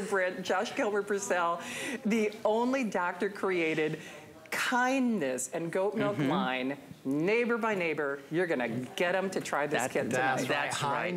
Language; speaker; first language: English; native; English